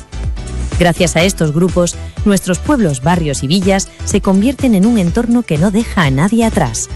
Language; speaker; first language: Spanish; native; Spanish